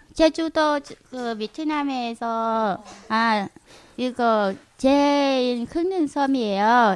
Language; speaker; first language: Korean; non-native, learner; Vietnamese